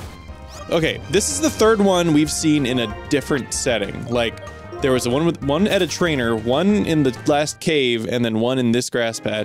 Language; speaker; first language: English; native; English